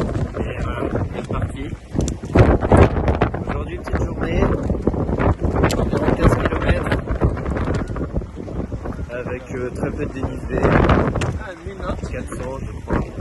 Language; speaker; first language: French; native; French